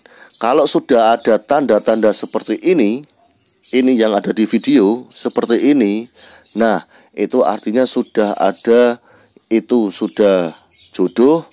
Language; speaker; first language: Indonesian; native; Indonesian